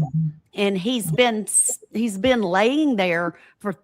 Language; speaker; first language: English; native; English